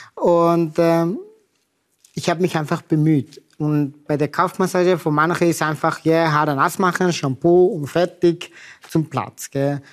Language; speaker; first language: German; non-native, fluent; Persian